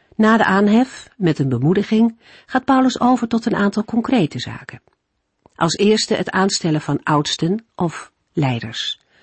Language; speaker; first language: Dutch; native; Dutch